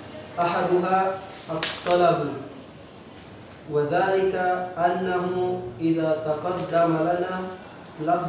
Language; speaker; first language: Arabic; non-native, learner; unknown